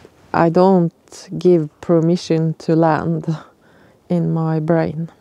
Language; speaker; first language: English; non-native, learner; Norwegian